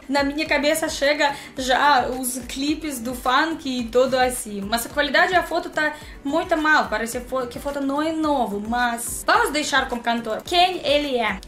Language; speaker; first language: Portuguese; non-native, learner; Russian